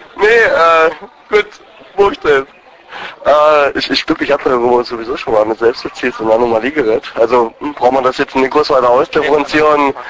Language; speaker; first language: German; native; German